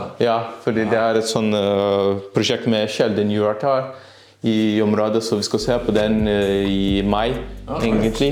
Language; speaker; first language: Norwegian; non-native, learner; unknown